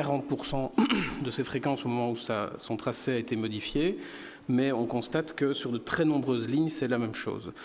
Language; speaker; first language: French; native; French